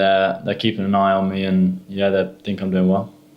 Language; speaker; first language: English; native; English